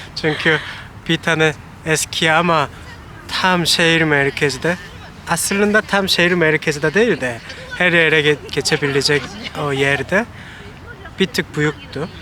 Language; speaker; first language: Turkish; non-native, learner; Korean